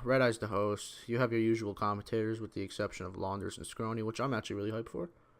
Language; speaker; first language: English; native; English